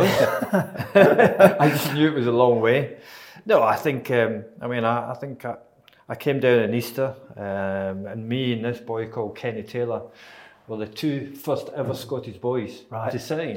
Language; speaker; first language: English; native; English